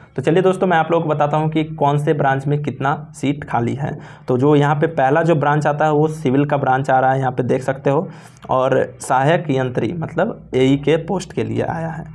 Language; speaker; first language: Hindi; native; Hindi